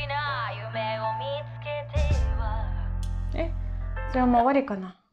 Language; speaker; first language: Japanese; non-native, fluent; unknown